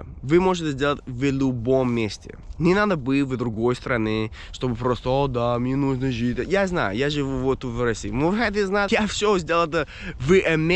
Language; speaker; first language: Russian; non-native, fluent; English